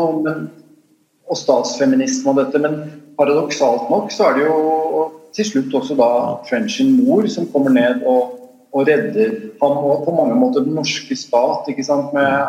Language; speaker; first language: Norwegian; native; Norwegian